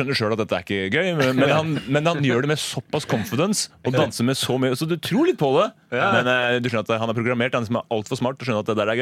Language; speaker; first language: Norwegian; native; Norwegian